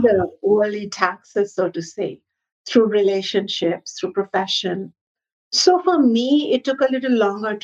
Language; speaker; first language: English; non-native, local second language; Hindi